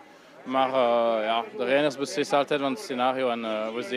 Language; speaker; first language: Dutch; non-native, local second language; French